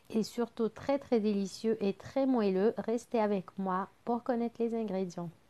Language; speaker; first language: French; non-native, local second language; Arabic